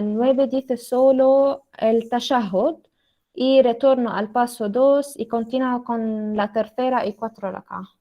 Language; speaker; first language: Spanish; non-native, learner; Arabic